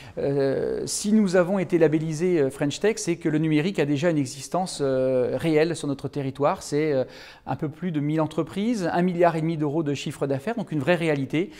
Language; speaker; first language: French; native; French